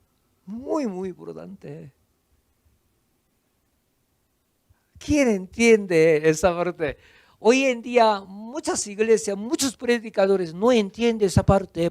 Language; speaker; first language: Spanish; non-native, fluent; Korean